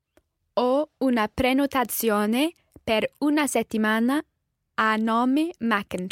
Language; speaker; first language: Italian; non-native, learner; English